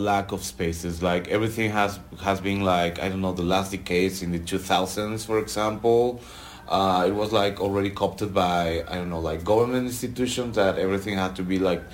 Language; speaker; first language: English; non-native, fluent; Spanish